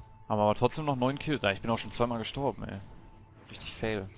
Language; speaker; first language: German; native; German